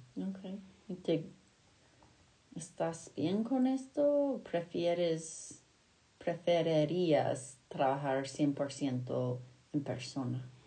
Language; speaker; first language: Spanish; non-native, fluent; English